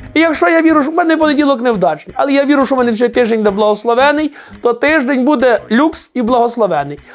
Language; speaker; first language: Ukrainian; native; Ukrainian